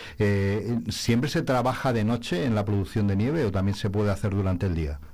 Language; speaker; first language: Spanish; native; Spanish